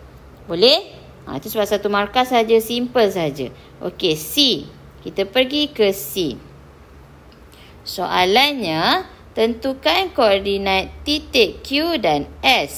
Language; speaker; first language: Malay; native; Malay